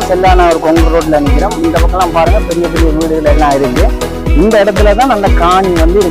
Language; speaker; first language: Tamil; native; Tamil